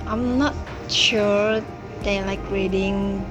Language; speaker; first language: English; non-native, learner; Indonesian